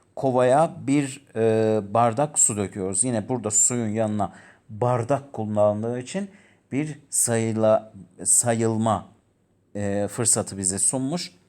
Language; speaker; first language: Turkish; native; Turkish